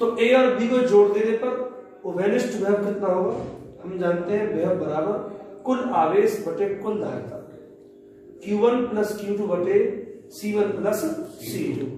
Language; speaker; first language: Hindi; native; Hindi